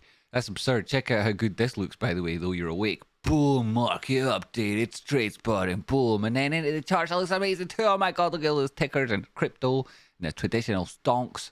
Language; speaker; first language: English; native; English